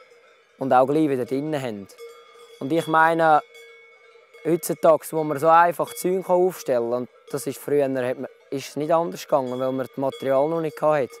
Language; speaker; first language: German; native; German